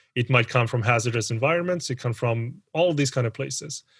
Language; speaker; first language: English; early bilingual, other home language; Spanish